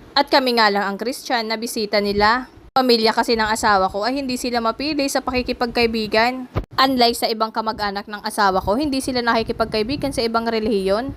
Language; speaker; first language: Filipino; native; Filipino